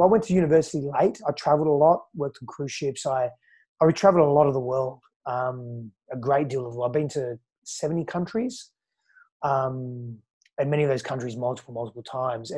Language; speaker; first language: English; native; English